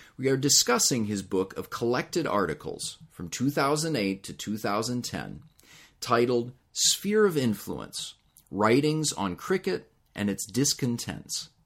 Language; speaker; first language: English; native; English